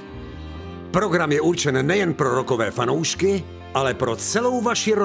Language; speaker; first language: Czech; native; Czech